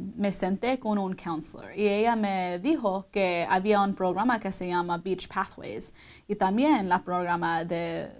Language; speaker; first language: Spanish; early bilingual, heritage; Spanish